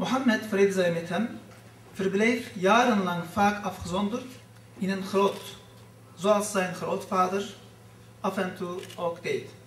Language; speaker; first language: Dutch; non-native, fluent; Turkish